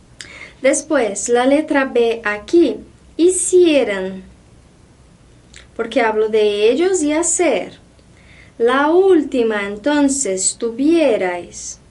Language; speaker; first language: Spanish; non-native, fluent; Portuguese